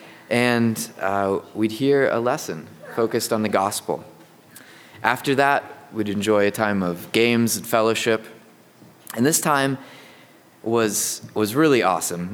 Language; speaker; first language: English; native; English